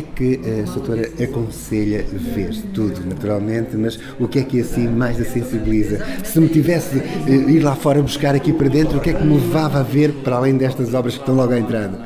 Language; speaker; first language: Portuguese; native; Portuguese